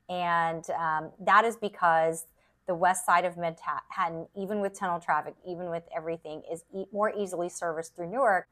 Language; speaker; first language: English; native; English